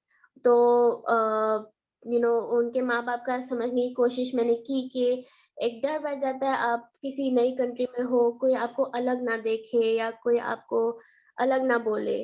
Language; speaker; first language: Hindi; early bilingual, heritage; Hindi